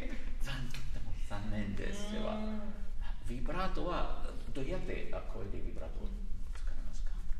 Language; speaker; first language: Japanese; non-native, learner; Italian